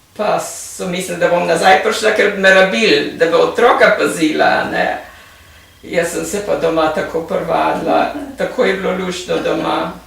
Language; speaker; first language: Slovenian; native; Slovenian